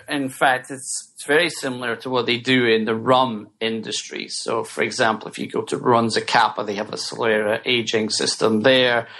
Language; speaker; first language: English; native; English